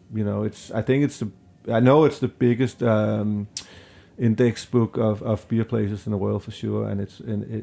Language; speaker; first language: English; non-native, fluent; Danish